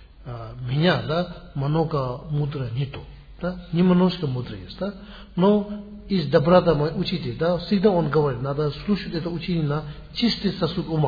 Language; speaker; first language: Russian; non-native, learner; Tibetan